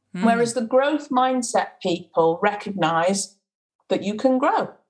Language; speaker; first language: English; native; English